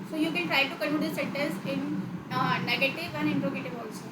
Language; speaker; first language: English; non-native, local second language; Hindi